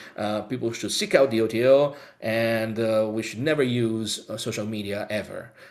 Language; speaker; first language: English; non-native, fluent; Italian